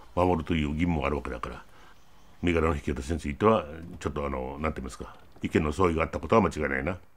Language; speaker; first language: Japanese; native; Japanese